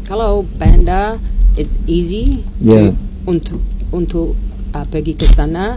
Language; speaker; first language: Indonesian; non-native, learner; English